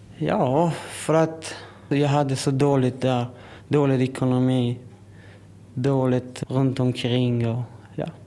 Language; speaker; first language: Swedish; non-native, learner; Persian